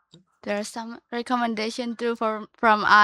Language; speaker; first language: English; non-native, learner; Indonesian